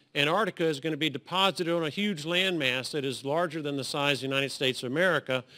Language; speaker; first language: English; native; English